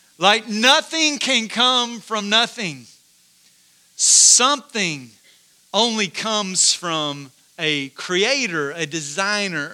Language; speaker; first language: English; native; English